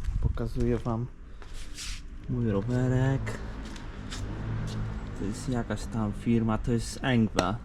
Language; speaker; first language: Polish; native; Polish